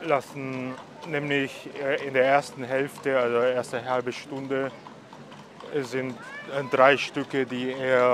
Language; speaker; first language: German; non-native, fluent; Korean